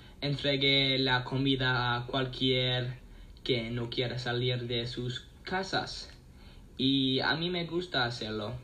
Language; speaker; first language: Spanish; non-native, learner; English